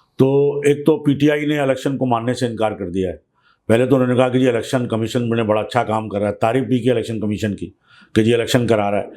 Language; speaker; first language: Urdu; native; Urdu